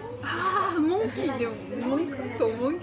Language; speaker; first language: Japanese; non-native, learner; French